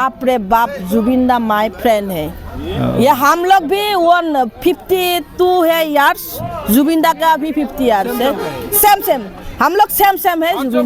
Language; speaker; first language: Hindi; non-native, local second language; Assamese